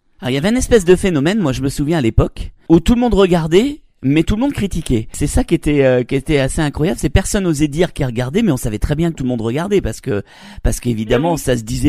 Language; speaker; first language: French; native; French